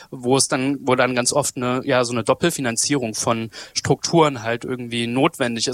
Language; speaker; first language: German; native; German